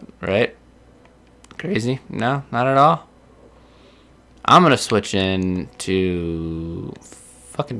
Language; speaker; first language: English; native; English